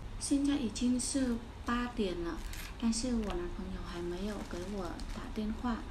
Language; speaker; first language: Chinese; non-native, fluent; Vietnamese